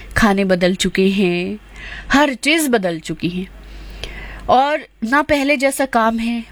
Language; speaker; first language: Hindi; native; Hindi